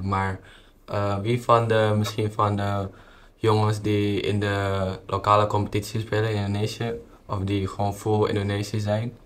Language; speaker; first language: Dutch; non-native, fluent; Indonesian